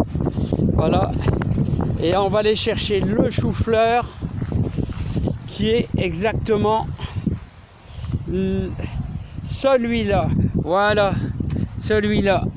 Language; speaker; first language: French; native; French